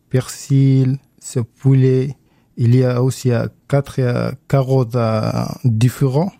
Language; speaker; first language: French; non-native, learner; Arabic